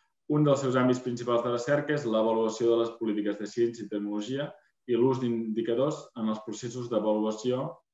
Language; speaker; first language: Catalan; native; Catalan